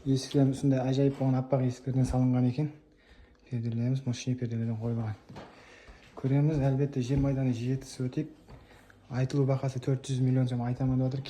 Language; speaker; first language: Uzbek; non-native, local second language; Kara-Kalpak